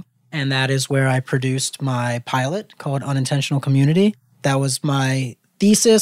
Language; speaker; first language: English; native; English